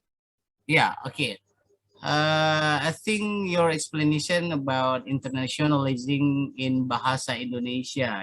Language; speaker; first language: English; non-native, fluent; Indonesian